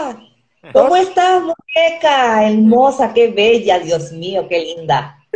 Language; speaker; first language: Spanish; native; Spanish